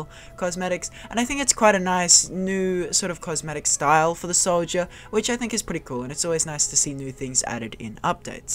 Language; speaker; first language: English; native; English